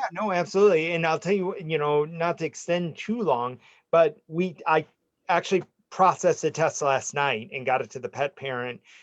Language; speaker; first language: English; native; English